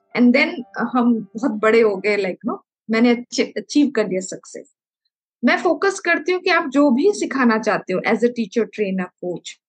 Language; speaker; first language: Hindi; non-native, local second language; Malayalam